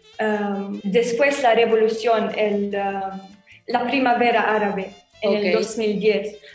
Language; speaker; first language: Spanish; non-native, learner; Arabic